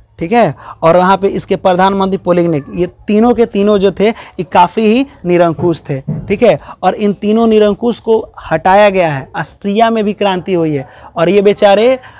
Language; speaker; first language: Hindi; native; Hindi